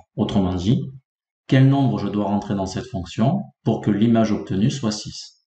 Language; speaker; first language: French; native; French